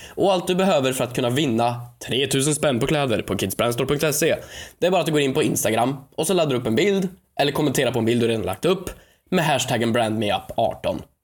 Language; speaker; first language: Swedish; native; Swedish